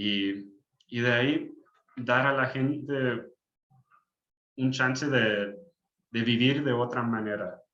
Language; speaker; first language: Spanish; early bilingual, heritage; English